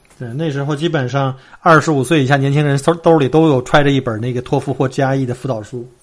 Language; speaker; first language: Chinese; native; Chinese